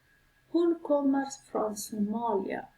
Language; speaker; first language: Swedish; non-native, learner; Persian